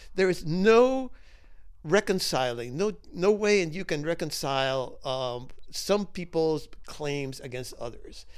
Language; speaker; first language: English; early bilingual, other home language; Spanish